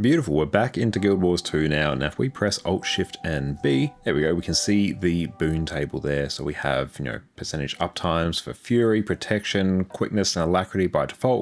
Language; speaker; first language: English; native; English